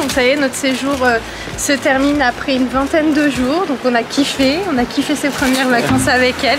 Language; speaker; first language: French; native; French